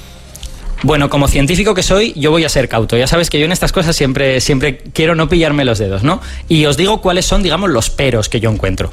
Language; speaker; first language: Spanish; native; Spanish